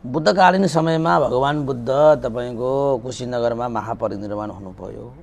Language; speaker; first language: Nepali; native; Nepali